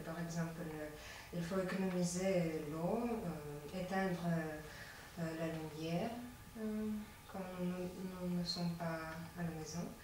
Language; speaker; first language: French; non-native, learner; Latvian